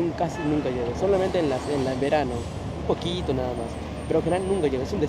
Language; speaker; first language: Spanish; native; Spanish